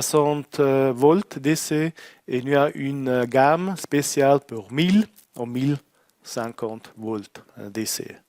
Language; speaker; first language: French; non-native, learner; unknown